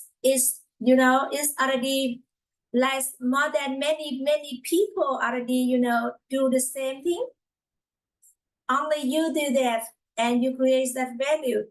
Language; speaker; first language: English; non-native, fluent; Vietnamese